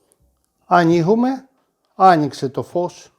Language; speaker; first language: Greek; non-native, fluent; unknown